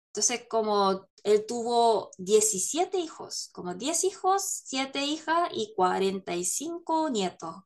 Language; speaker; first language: Spanish; non-native, fluent; Korean